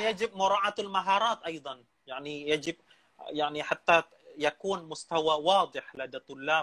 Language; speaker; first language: Arabic; non-native, fluent; Indonesian